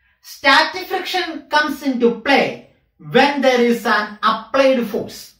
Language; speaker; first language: English; non-native, local second language; Malayalam